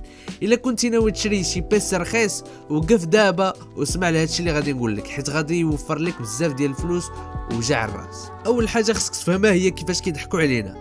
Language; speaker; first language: Arabic; native; Arabic